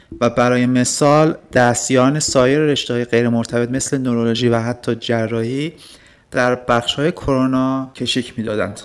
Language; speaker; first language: Persian; native; Persian